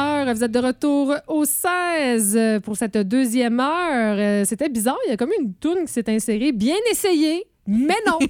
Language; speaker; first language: French; native; French